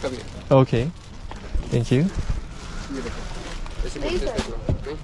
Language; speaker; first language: English; non-native, learner; Korean